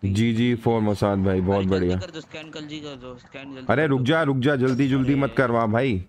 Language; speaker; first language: Hindi; native; Hindi